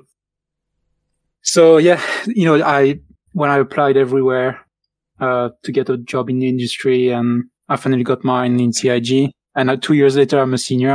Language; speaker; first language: English; non-native, fluent; French